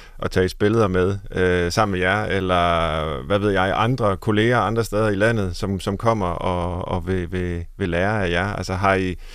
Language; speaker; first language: Danish; native; Danish